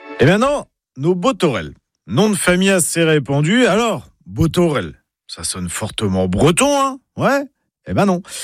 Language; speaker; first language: French; native; French